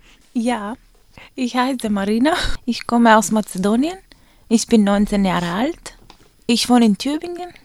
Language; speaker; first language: German; non-native, learner; Macedonian